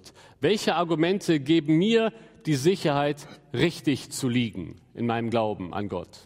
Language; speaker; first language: German; native; German